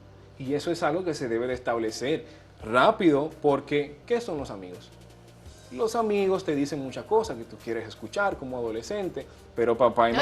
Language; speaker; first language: Spanish; native; Spanish